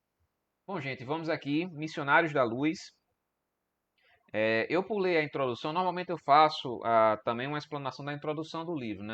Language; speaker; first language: Portuguese; native; Portuguese